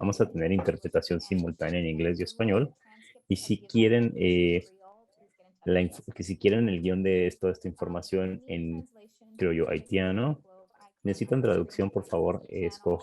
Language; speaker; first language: Spanish; non-native, fluent; English